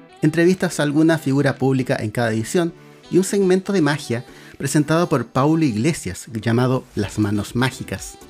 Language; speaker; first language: Spanish; native; Spanish